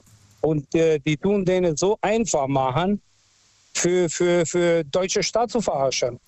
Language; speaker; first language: German; non-native, fluent; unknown